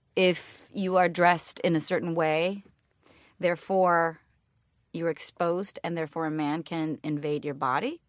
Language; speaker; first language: English; non-native, fluent; Spanish